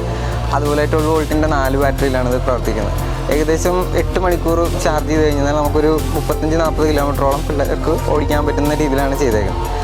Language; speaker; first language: Malayalam; native; Malayalam